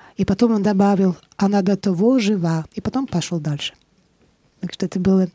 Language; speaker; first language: Russian; non-native, fluent; Dutch